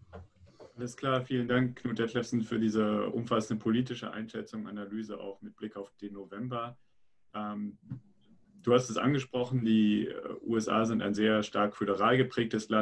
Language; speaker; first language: German; native; German